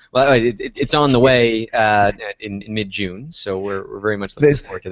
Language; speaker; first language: English; native; English